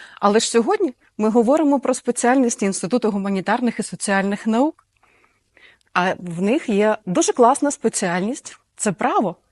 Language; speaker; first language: Ukrainian; native; Ukrainian